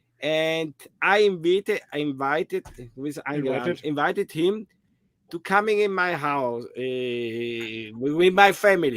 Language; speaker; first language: English; non-native, learner; German